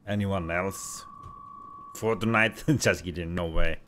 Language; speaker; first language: English; non-native, fluent; Finnish